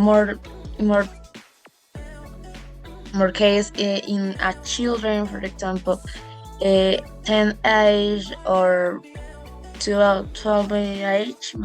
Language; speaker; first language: English; non-native, learner; Spanish